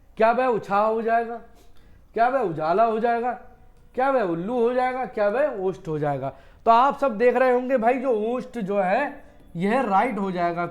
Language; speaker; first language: Hindi; native; Hindi